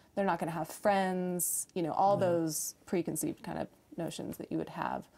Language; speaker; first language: English; native; English